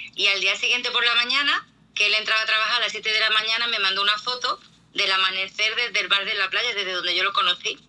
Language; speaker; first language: Spanish; native; Spanish